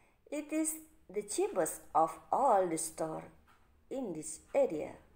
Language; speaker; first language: English; non-native, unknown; Indonesian